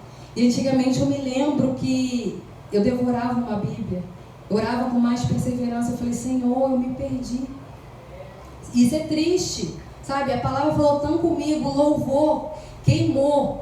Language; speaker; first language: Portuguese; native; Portuguese